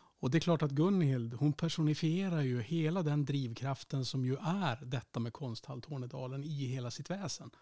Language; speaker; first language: Swedish; native; Swedish